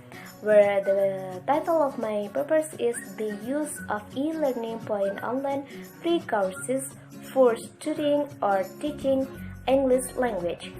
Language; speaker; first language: English; non-native, learner; Indonesian